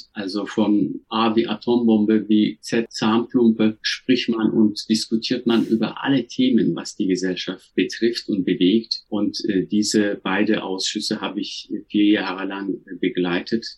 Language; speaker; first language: German; non-native, fluent; Turkish